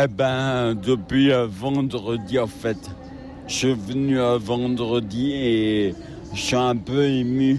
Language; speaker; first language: French; native; French